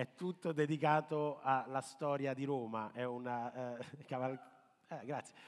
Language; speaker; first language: Italian; native; Italian